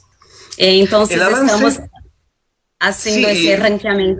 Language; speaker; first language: Spanish; non-native, fluent; Portuguese